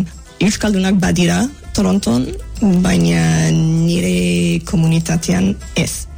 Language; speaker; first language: Basque; non-native, fluent; English